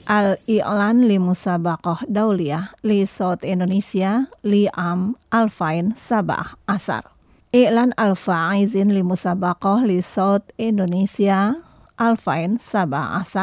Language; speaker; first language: Arabic; non-native, learner; Indonesian